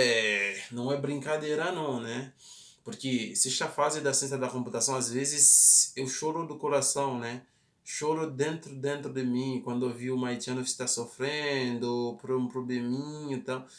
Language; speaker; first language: Portuguese; non-native, fluent; Haitian Creole